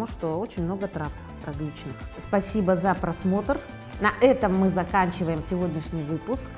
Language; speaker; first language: Russian; native; Russian